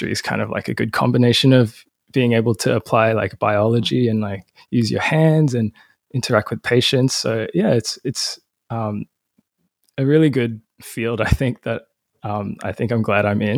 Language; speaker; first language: English; native; English